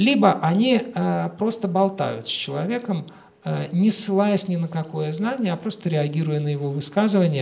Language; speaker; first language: Russian; native; Russian